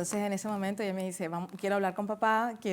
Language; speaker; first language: Spanish; native; Spanish